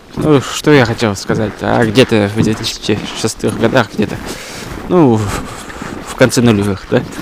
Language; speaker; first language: Russian; non-native, local second language; Yakut